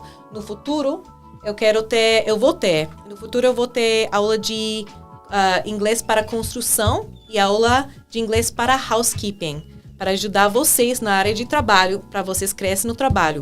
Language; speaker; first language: Portuguese; non-native, fluent; English